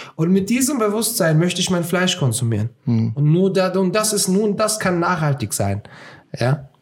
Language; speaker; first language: German; early bilingual, other home language; Turkish